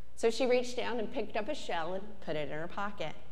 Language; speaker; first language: English; native; English